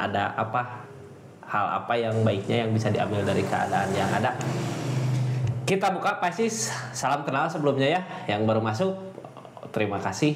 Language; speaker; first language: Indonesian; native; Indonesian